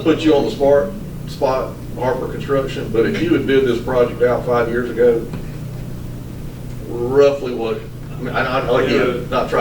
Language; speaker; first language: English; native; English